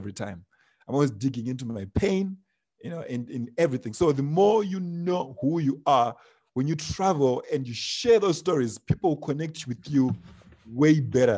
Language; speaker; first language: English; non-native, local second language; Shona